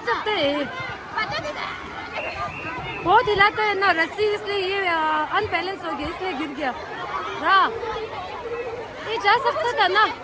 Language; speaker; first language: Hindi; non-native, fluent; Tibetan